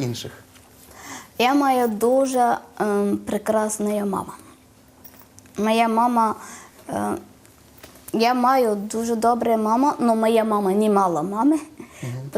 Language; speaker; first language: Ukrainian; non-native, learner; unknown